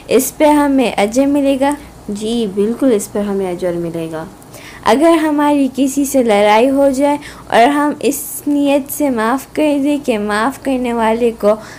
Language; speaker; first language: Hindi; native; Hindi